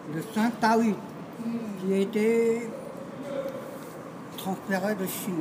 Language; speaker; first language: French; non-native, learner; Chinese